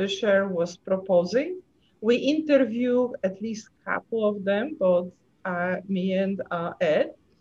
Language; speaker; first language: English; non-native, fluent; Polish